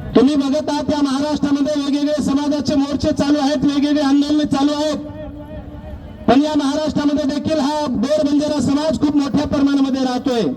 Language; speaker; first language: Marathi; non-native, local second language; Lambadi